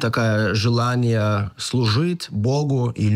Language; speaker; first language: Russian; non-native, learner; Lithuanian